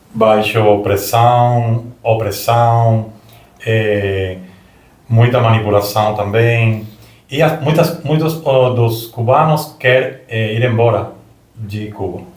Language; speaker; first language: Portuguese; non-native, learner; Spanish